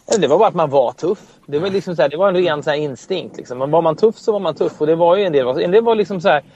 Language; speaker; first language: Swedish; native; Swedish